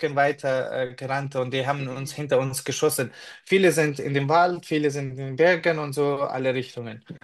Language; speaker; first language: German; non-native, fluent; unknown